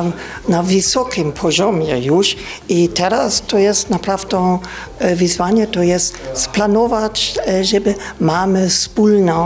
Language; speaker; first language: Polish; non-native, learner; German